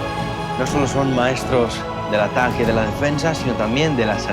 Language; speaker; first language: Spanish; native; Spanish